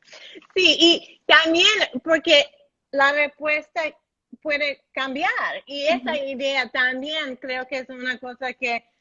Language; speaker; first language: Spanish; non-native, learner; English